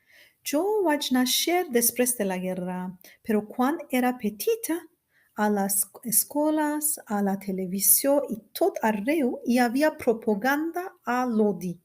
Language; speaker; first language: Catalan; non-native, learner; Turkish